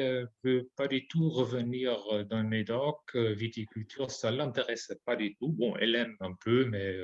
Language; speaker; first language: French; non-native, fluent; German